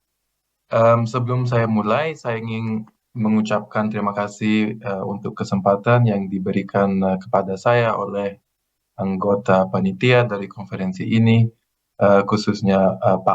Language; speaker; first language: Indonesian; non-native, fluent; Greek